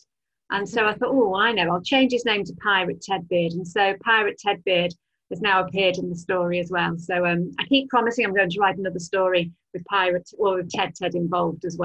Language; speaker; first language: English; native; English